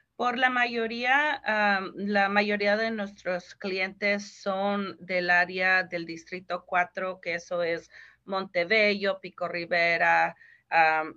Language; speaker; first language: Spanish; early bilingual, heritage; Spanish